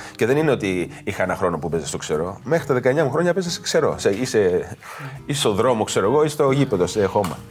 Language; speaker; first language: Greek; native; Greek